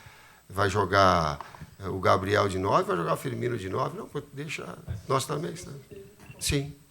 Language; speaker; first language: Portuguese; native; Portuguese